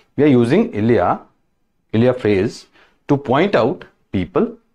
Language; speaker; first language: English; non-native, local second language; Hindi